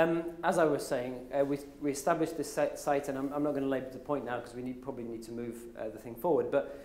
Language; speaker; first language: English; native; English